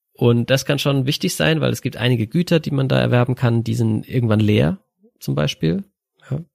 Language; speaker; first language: German; native; German